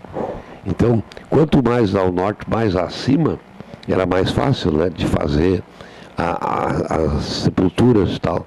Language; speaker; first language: Portuguese; native; Portuguese